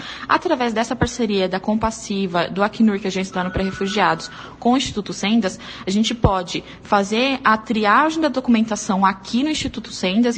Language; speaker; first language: Portuguese; native; Portuguese